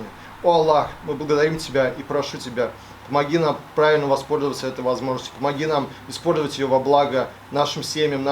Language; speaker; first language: Russian; native; Russian